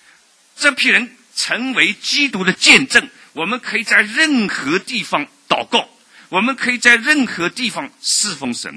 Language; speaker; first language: Chinese; native; Chinese